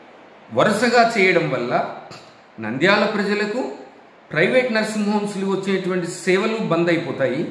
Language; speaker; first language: Telugu; native; Telugu